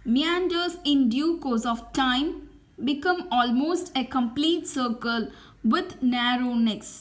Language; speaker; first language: English; non-native, local second language; Tamil